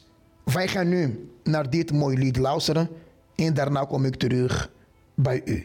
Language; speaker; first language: Dutch; non-native, fluent; Portuguese